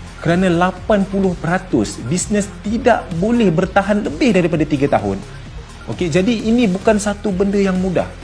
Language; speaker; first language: Malay; native; Malay